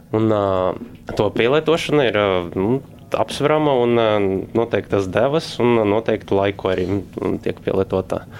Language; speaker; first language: Latvian; non-native, local second language; Russian